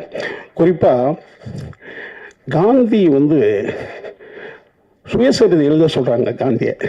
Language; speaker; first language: Tamil; native; Tamil